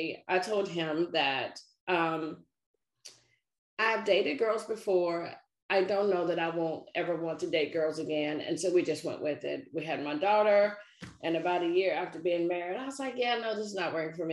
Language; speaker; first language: English; native; English